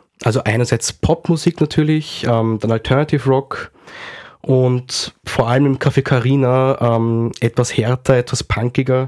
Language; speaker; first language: German; native; German